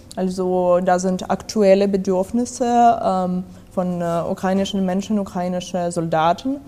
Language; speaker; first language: German; non-native, fluent; Ukrainian